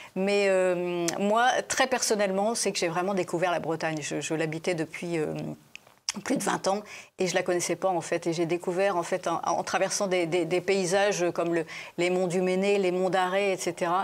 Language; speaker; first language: French; native; French